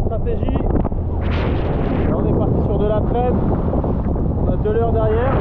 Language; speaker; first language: French; native; French